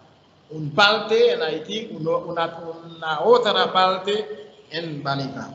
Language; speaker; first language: Spanish; non-native, learner; Haitian Creole